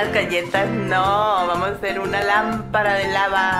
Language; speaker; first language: Spanish; native; Spanish